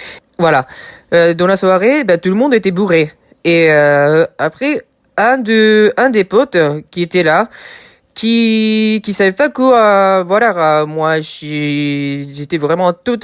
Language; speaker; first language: French; non-native, fluent; Japanese